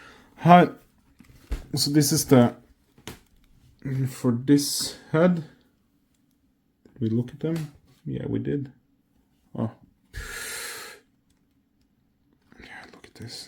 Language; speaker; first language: English; non-native, fluent; Norwegian